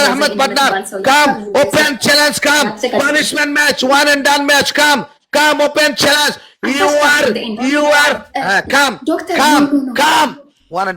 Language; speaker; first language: English; non-native, learner; Bangla